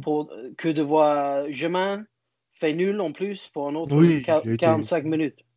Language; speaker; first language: French; non-native, learner; English